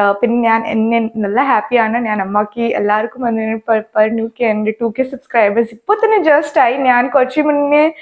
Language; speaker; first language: Malayalam; non-native, learner; Hindi